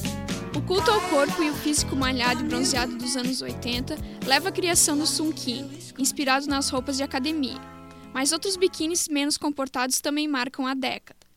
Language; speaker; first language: Portuguese; native; Portuguese